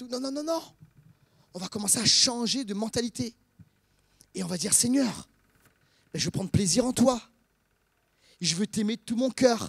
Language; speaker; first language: French; native; French